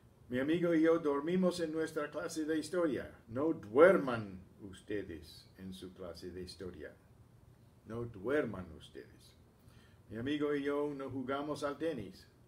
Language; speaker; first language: Spanish; non-native, fluent; English